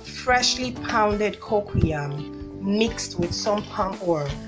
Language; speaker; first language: English; non-native, local second language; Igbo